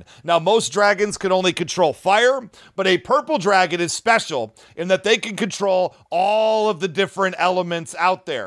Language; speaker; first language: English; native; English